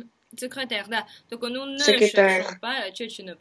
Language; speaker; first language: French; non-native, fluent; Russian